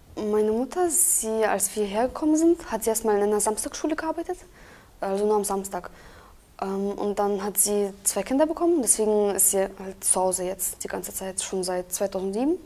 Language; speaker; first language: German; early bilingual, other home language; Russian